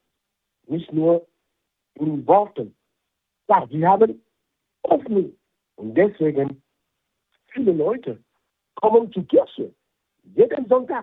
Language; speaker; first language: German; non-native, fluent; French